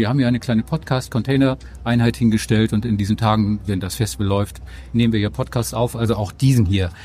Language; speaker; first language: German; native; German